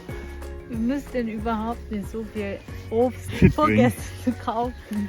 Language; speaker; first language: German; non-native, learner; Korean